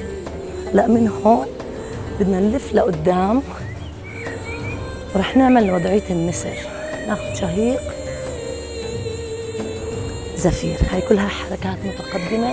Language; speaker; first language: Arabic; native; Arabic